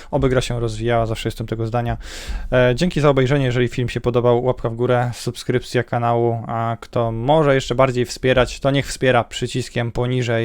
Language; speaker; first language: Polish; native; Polish